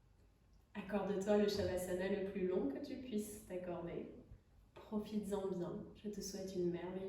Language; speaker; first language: French; native; French